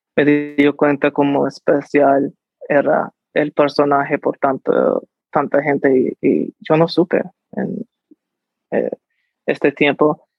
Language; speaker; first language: Spanish; early bilingual, heritage; English